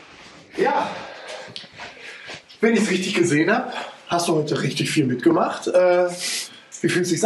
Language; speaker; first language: German; native; German